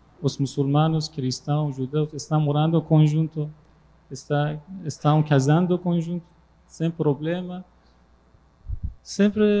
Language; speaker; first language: Portuguese; non-native, learner; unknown